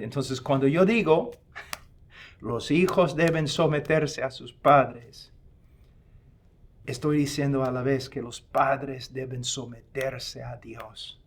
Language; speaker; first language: Spanish; non-native, fluent; English